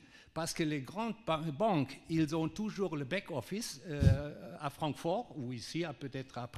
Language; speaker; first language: French; non-native, fluent; German